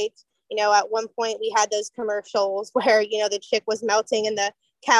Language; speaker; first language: English; native; English